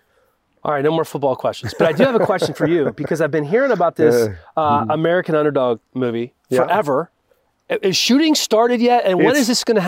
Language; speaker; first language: English; native; English